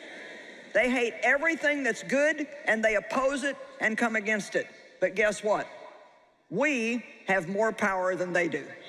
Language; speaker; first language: English; native; English